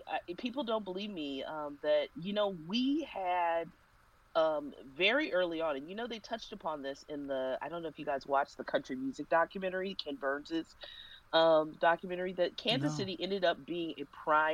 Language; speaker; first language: English; native; English